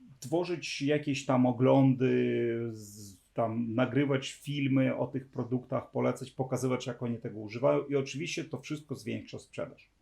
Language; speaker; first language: Polish; non-native, fluent; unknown